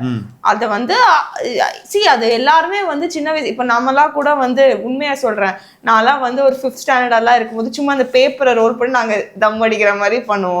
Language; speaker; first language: Tamil; native; Tamil